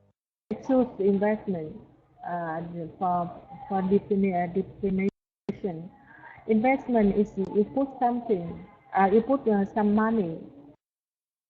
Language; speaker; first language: English; non-native, learner; Vietnamese